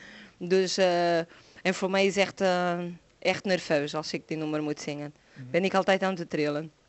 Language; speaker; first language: Dutch; non-native, fluent; Portuguese